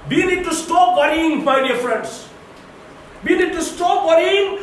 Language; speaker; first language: English; non-native, local second language; Hindi